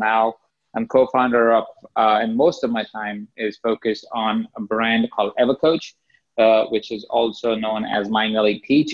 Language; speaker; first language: English; non-native, local second language; Hindi